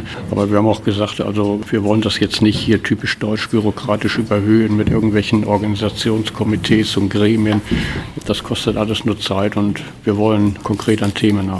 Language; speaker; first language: German; native; German